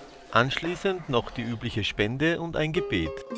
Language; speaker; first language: German; native; German